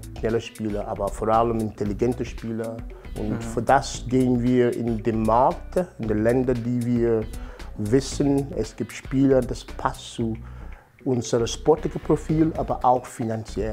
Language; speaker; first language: German; non-native, fluent; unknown